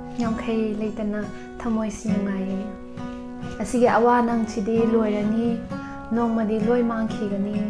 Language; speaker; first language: Manipuri; non-native, local second language; Tangkhul Naga (India)